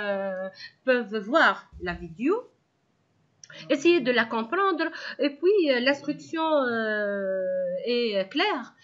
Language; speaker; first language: French; non-native, local second language; Arabic